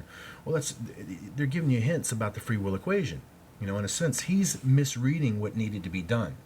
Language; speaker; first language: English; native; English